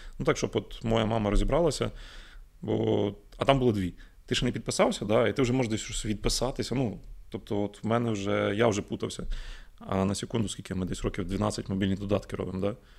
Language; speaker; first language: Ukrainian; native; Ukrainian